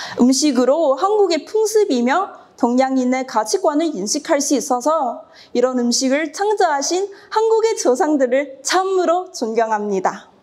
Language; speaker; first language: Korean; non-native, fluent; Cantonese